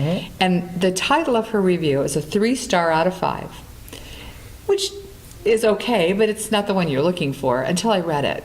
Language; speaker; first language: English; native; English